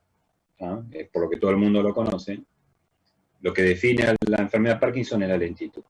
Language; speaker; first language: Spanish; native; Spanish